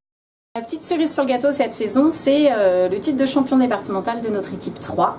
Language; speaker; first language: French; native; French